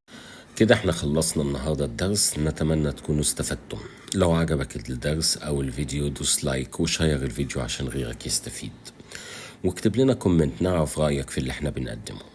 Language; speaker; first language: Arabic; native; Arabic